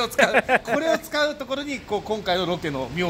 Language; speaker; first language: Japanese; native; Japanese